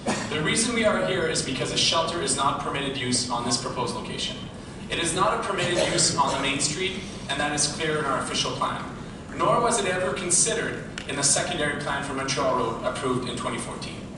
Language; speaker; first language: English; non-native, local second language; French